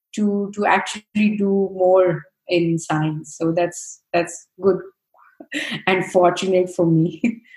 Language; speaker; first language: English; non-native, local second language; Hindi